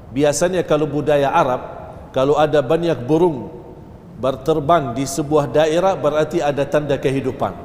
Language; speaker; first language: Malay; non-native, fluent; Arabic